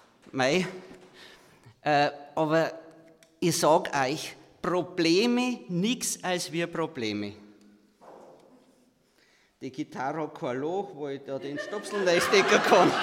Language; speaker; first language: German; native; German